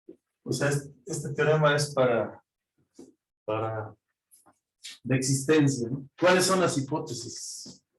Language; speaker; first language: Spanish; native; Spanish